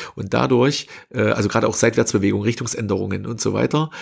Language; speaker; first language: German; native; German